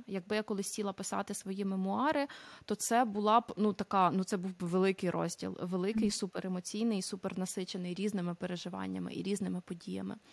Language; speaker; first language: Ukrainian; native; Ukrainian